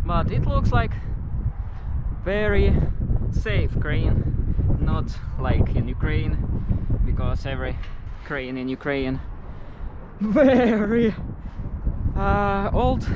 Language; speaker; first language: English; non-native, learner; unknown